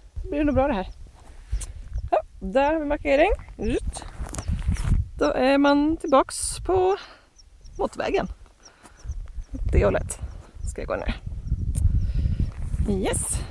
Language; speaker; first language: Swedish; native; Swedish